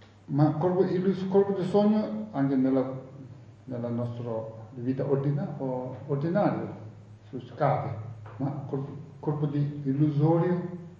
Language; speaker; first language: Italian; non-native, fluent; Tibetan